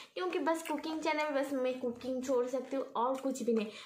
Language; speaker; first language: Hindi; non-native, local second language; Odia